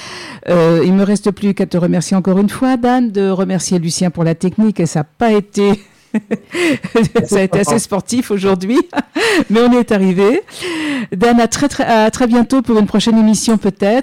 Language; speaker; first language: French; native; French